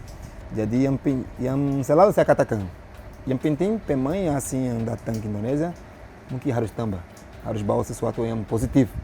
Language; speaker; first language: Indonesian; non-native, fluent; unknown